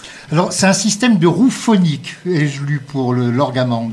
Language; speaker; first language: French; native; French